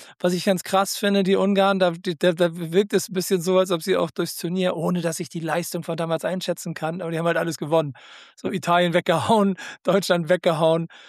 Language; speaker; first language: German; native; German